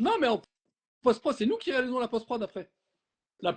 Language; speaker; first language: French; native; French